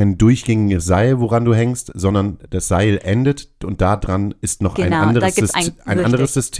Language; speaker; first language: German; native; German